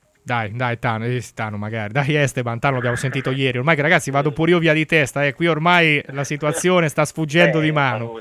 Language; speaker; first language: Italian; native; Italian